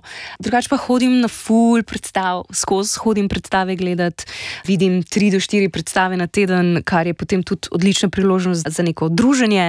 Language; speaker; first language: Slovenian; native; Slovenian